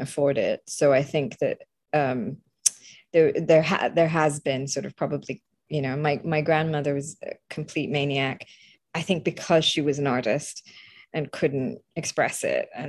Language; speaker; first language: English; early bilingual, other home language; Bangla